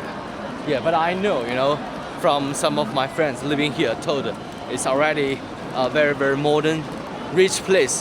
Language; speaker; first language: English; non-native, learner; Chinese